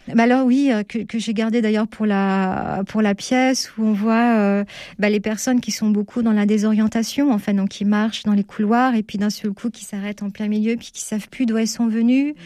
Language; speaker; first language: French; native; French